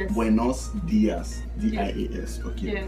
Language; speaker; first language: Spanish; non-native, learner; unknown